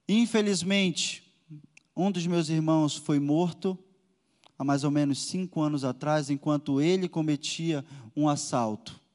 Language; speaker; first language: Portuguese; native; Portuguese